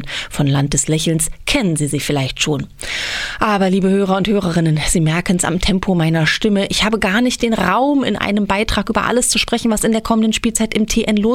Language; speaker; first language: German; native; German